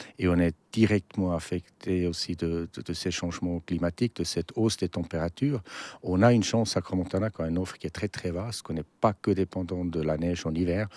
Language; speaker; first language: French; non-native, local second language; German